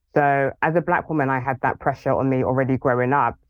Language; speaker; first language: English; early bilingual, other home language; Yoruba